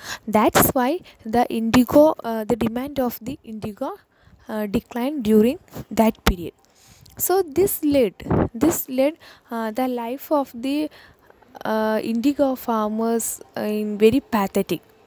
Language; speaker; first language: English; non-native, local second language; Malayalam